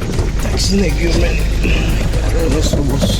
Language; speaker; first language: Spanish; non-native, learner; Haitian Creole